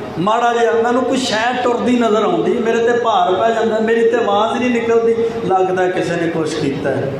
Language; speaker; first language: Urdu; non-native, local second language; Punjabi